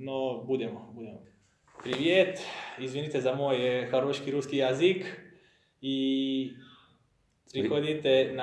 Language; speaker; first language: Russian; non-native, learner; Croatian